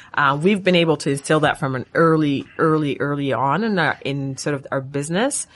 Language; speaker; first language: English; non-native, fluent; Arabic